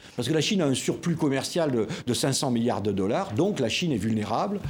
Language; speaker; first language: French; native; French